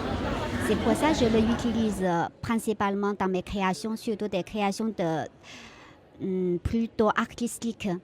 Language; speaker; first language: French; non-native, fluent; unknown